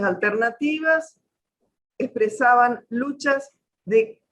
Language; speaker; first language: Spanish; native; Spanish